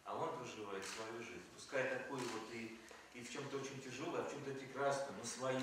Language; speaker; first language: Russian; native; Russian